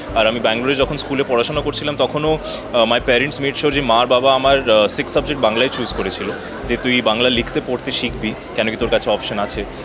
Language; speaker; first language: Bangla; early bilingual, heritage; Bangla